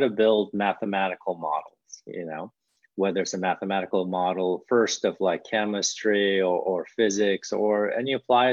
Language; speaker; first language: English; early bilingual, other home language; Korean